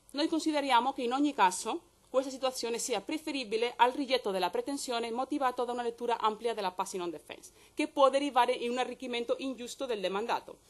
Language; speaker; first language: Italian; non-native, fluent; Spanish